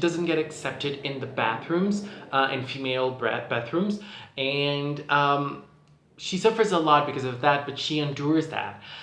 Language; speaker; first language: English; non-native, fluent; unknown